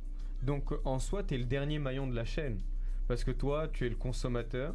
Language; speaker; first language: French; native; French